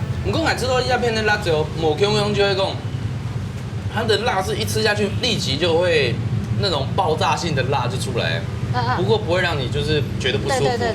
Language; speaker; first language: Chinese; native; Chinese